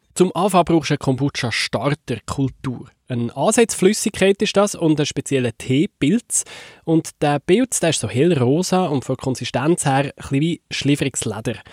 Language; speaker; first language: German; native; German